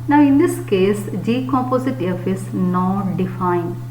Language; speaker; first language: English; non-native, local second language; Malayalam